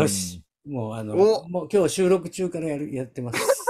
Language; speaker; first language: Japanese; native; Japanese